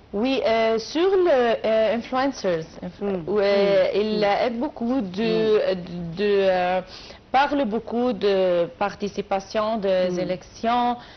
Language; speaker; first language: French; non-native, learner; Arabic